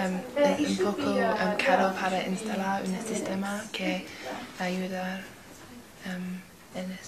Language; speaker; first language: Spanish; non-native, learner; English